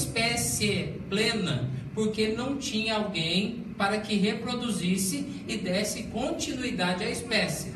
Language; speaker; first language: Portuguese; native; Portuguese